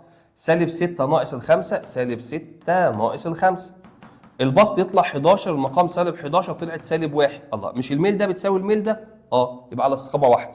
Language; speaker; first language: Arabic; native; Arabic